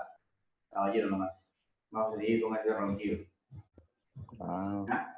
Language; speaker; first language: Spanish; native; Spanish